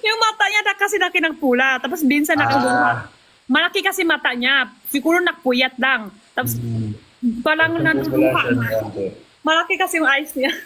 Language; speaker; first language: Filipino; non-native, learner; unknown